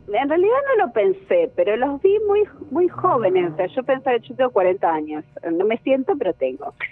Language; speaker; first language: Spanish; native; Spanish